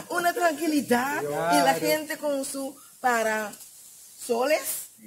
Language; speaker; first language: Spanish; non-native, learner; Papiamento